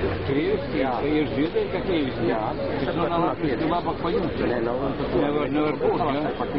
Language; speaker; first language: Latvian; non-native, learner; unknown